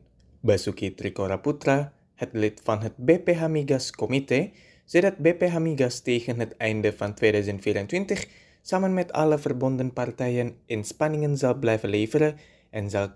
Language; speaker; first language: Dutch; non-native, fluent; Indonesian